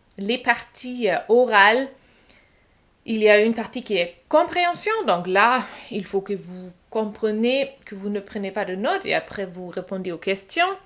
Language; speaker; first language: French; non-native, fluent; German